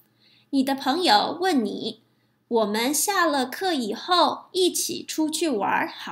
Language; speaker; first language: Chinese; non-native, fluent; English